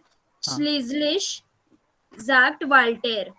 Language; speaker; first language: German; non-native, learner; Marathi